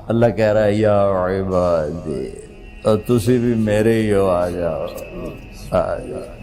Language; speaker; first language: Urdu; non-native, local second language; Punjabi